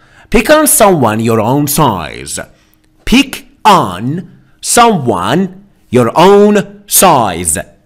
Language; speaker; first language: English; non-native, fluent; Persian